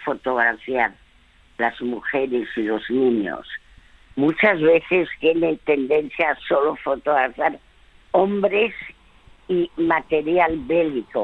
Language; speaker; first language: Spanish; early bilingual, other home language; French